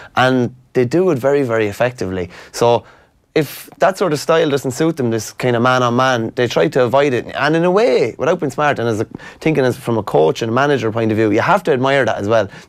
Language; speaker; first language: English; native; English